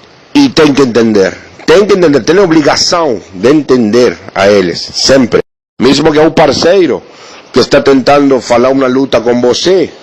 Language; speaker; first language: Portuguese; non-native, learner; Spanish